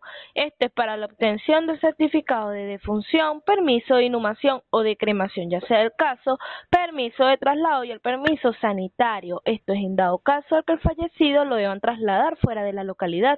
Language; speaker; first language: Spanish; native; Spanish